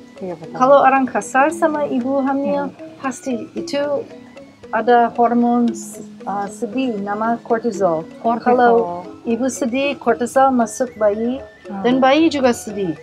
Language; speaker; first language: Indonesian; non-native, learner; English